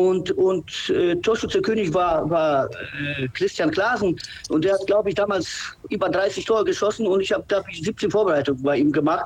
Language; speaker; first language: German; non-native, fluent; Polish